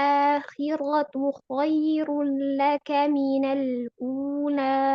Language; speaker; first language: Arabic; non-native, learner; Indonesian